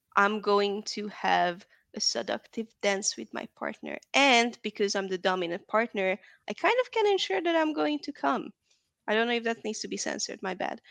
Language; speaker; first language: English; non-native, fluent; Hungarian